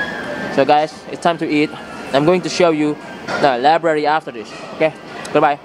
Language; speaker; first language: English; non-native, learner; Indonesian